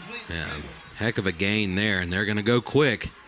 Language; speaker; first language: English; native; English